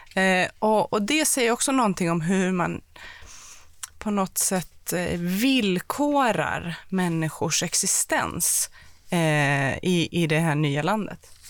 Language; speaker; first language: Swedish; early bilingual, other home language; Persian